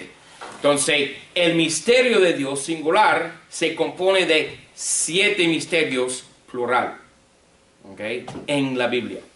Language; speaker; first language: Spanish; non-native, fluent; English